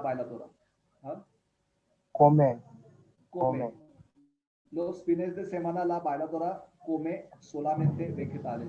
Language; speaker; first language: Spanish; non-native, fluent; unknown